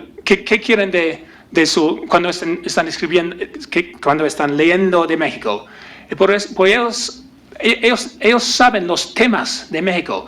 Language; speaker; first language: Spanish; non-native, learner; English